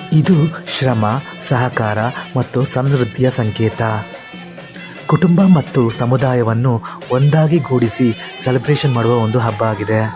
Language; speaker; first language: Kannada; non-native, local second language; Kodava